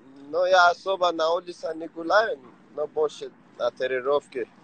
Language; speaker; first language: Russian; non-native, learner; Persian